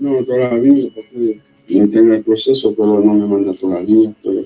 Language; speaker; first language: Spanish; non-native, learner; Haitian Creole